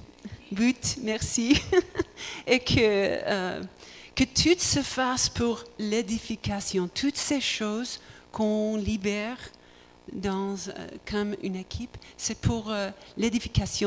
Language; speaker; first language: French; non-native, learner; English